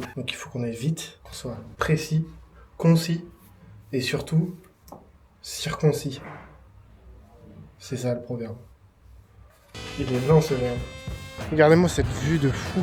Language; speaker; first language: French; native; French